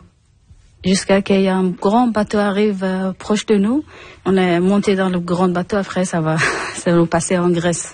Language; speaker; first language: French; non-native, learner; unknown